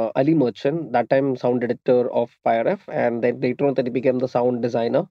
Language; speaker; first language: English; non-native, local second language; Malayalam